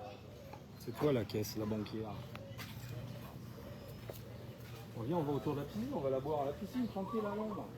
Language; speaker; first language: French; native; French